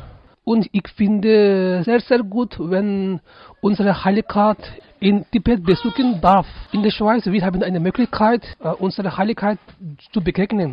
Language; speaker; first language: German; non-native, learner; Tibetan